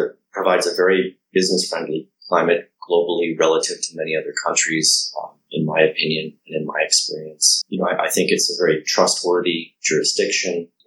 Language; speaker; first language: English; native; English